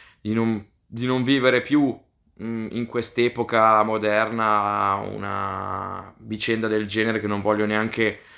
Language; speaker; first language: Italian; native; Italian